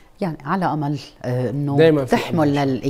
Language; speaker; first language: Arabic; native; Arabic